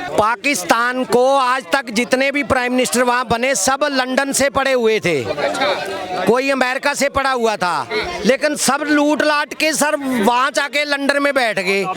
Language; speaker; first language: Hindi; non-native, local second language; Punjabi